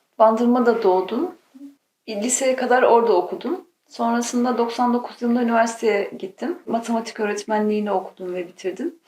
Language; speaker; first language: Turkish; native; Turkish